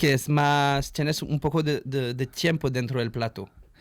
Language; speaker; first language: Spanish; non-native, learner; French